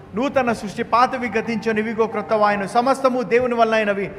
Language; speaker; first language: Telugu; native; Telugu